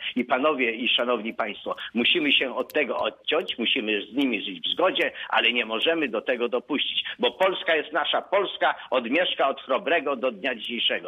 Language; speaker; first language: Polish; native; Polish